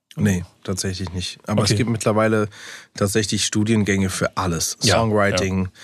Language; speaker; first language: German; early bilingual, other home language; English